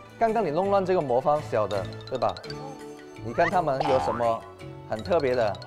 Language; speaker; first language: Chinese; non-native, local second language; Cantonese